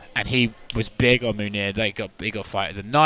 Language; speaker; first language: English; native; English